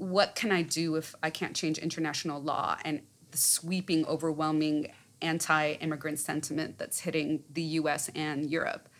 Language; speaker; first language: English; native; English